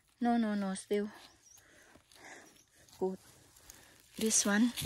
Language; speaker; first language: English; non-native, learner; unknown